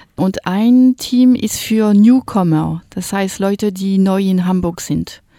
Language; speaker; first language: German; non-native, fluent; French